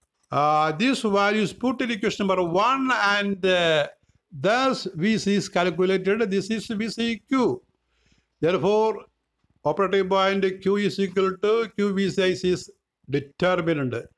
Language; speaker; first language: English; non-native, local second language; Malayalam